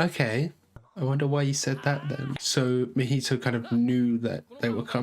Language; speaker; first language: English; native; English